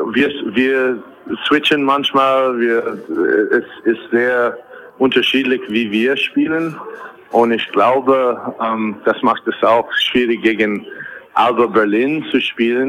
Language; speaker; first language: German; non-native, fluent; English